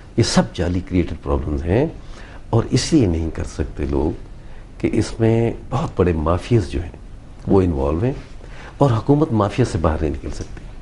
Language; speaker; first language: Urdu; non-native, local second language; Punjabi